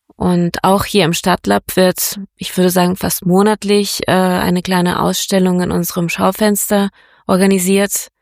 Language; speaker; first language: German; non-native, fluent; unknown